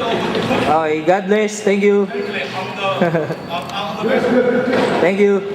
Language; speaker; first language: English; non-native, learner; Filipino